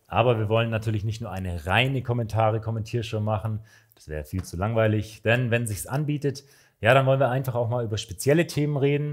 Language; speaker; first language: German; native; German